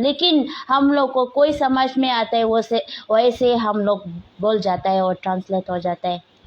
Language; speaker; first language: Hindi; non-native, local second language; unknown